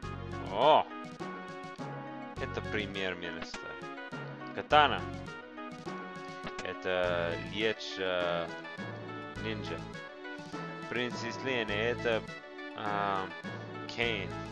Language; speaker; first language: Russian; non-native, learner; English